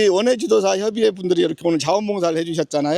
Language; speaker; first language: Korean; native; Korean